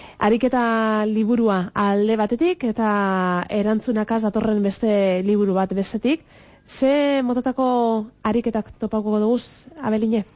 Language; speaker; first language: Basque; native; Basque